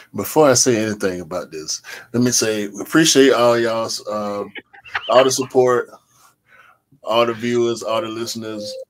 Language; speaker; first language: English; native; English